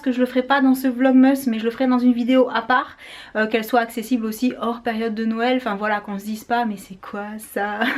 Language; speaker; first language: French; native; French